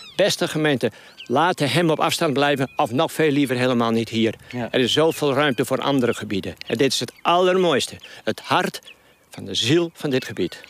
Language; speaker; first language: Dutch; non-native, local second language; Western Frisian